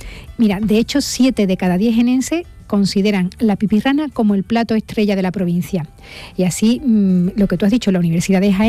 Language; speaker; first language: Spanish; native; Spanish